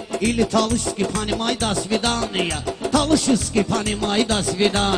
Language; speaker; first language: Russian; non-native, learner; Talysh